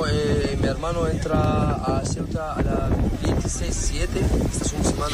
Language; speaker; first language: Spanish; non-native, learner; Arabic